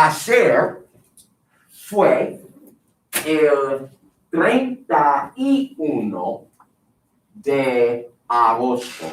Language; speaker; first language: Spanish; non-native, fluent; English